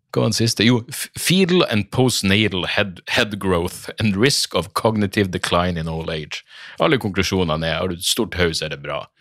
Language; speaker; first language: Norwegian; native; Norwegian